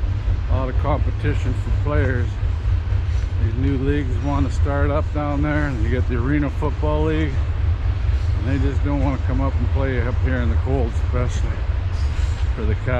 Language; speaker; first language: English; native; English